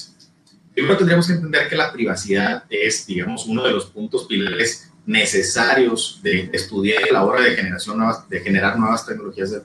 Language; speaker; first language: Spanish; native; Spanish